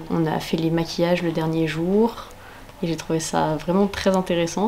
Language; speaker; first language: French; native; French